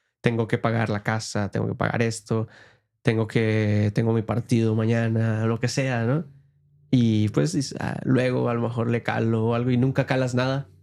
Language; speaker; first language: Spanish; early bilingual, heritage; Spanish